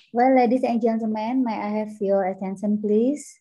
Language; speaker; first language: English; non-native, learner; Indonesian